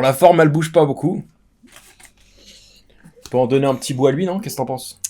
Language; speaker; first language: French; native; French